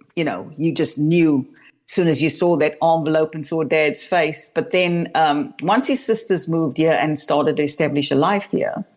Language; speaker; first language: English; native; English